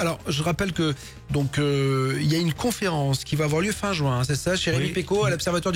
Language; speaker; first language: French; native; French